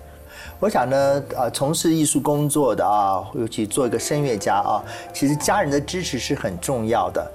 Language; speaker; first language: Chinese; native; Chinese